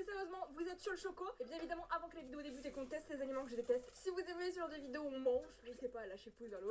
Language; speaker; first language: French; native; French